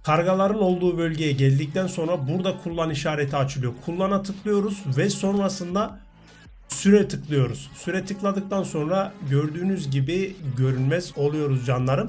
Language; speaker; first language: Turkish; native; Turkish